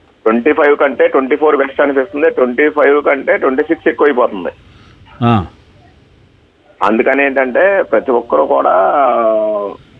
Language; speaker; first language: Telugu; native; Telugu